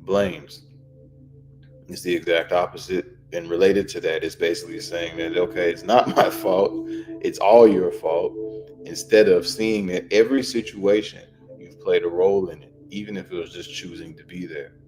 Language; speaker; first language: English; native; English